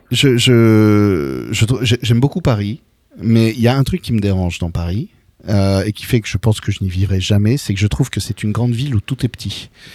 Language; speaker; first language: French; native; French